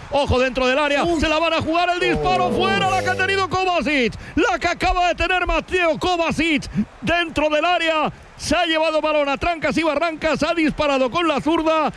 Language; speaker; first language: Spanish; native; Spanish